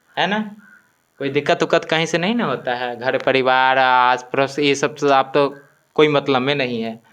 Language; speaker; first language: Hindi; non-native, local second language; Maithili